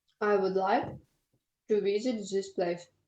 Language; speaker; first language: English; non-native, learner; Ukrainian